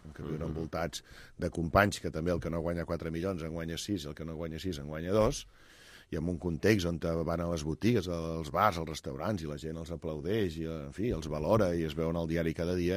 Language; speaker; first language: Catalan; native; Catalan